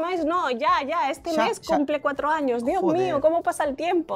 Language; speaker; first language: Spanish; native; Spanish